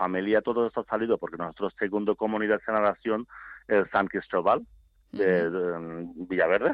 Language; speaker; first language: Spanish; non-native, learner; Bangla